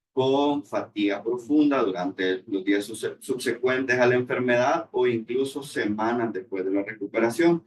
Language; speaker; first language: Spanish; native; Spanish